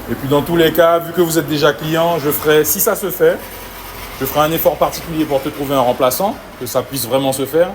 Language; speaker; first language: French; native; French